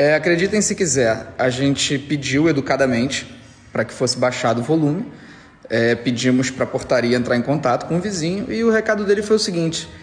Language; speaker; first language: Portuguese; native; Portuguese